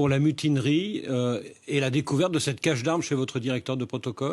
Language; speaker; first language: French; native; French